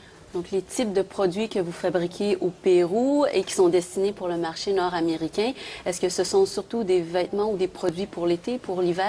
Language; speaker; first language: French; native; French